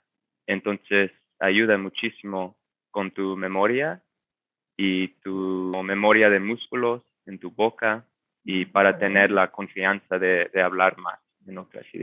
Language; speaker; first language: Spanish; non-native, fluent; English